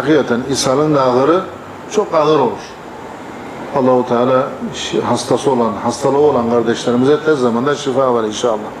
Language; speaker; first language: Turkish; native; Turkish